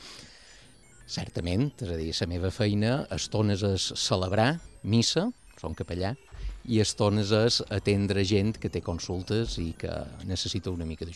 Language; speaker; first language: Catalan; native; Catalan